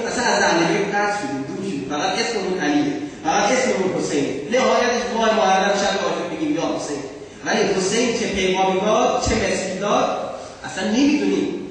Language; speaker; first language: Persian; non-native, fluent; Urdu